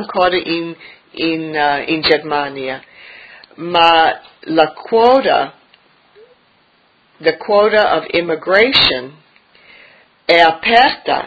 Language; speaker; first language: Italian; early bilingual, heritage; English